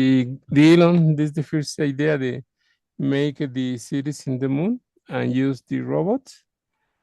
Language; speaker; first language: English; non-native, learner; Spanish